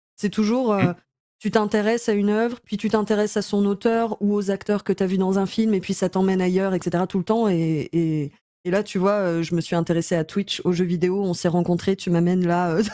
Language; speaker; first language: French; native; French